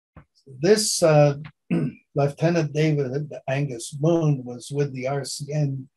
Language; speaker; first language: English; native; English